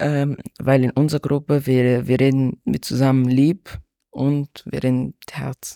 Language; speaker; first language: German; non-native, learner; Arabic